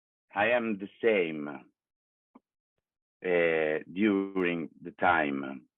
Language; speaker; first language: English; non-native, learner; Italian